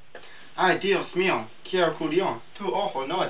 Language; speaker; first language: Spanish; non-native, learner; English